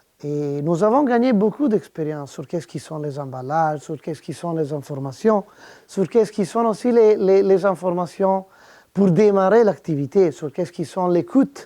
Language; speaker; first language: French; non-native, fluent; Italian